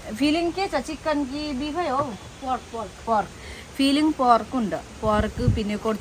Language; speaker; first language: Malayalam; non-native, learner; Nepali